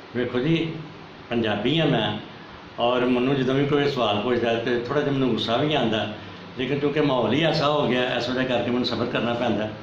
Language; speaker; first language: Punjabi; native; Punjabi